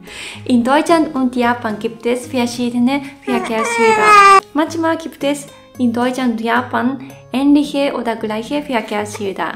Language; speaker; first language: German; non-native, fluent; Japanese